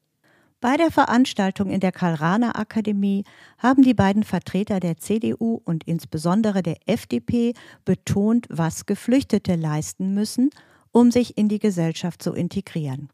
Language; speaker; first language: German; native; German